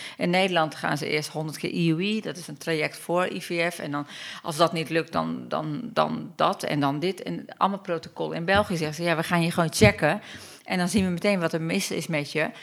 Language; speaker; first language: Dutch; early bilingual, other home language; Turkish